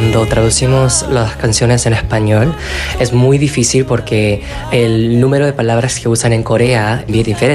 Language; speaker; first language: Spanish; non-native, fluent; Korean